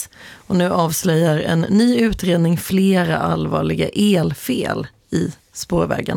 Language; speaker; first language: Swedish; native; Swedish